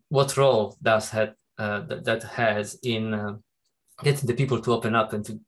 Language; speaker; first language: English; non-native, fluent; Italian